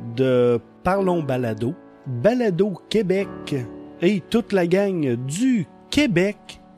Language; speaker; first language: French; native; French